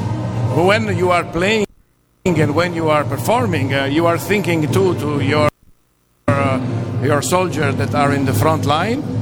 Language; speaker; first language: English; non-native, fluent; Italian